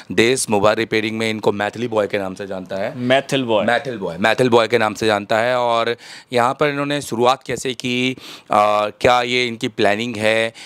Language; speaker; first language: Hindi; native; Hindi